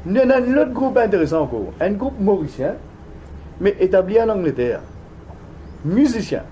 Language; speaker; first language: French; non-native, local second language; Morisyen